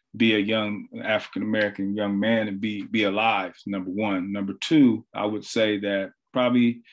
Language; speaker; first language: English; native; English